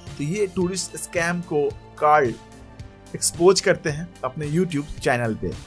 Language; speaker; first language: Hindi; native; Hindi